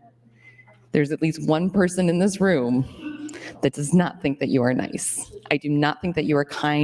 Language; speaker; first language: English; native; English